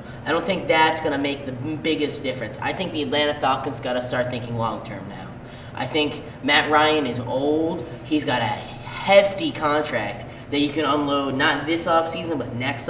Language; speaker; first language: English; native; English